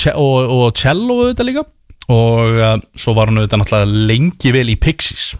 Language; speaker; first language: Icelandic; native; Icelandic